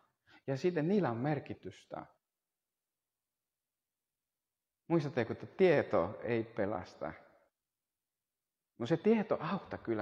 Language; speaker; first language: Finnish; non-native, fluent; Spanish